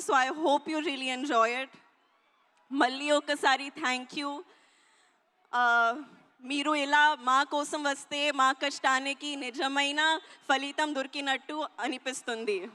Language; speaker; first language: Telugu; non-native, learner; Hindi